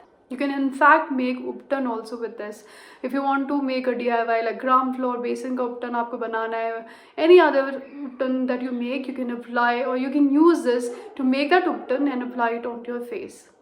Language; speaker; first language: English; non-native, local second language; Hindi